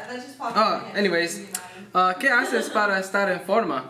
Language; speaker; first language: Spanish; non-native, learner; English